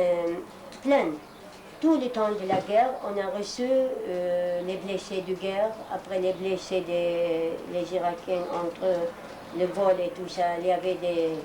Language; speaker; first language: French; non-native, fluent; Arabic